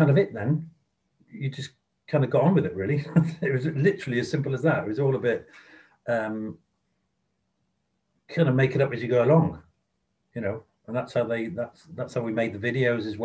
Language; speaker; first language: English; native; English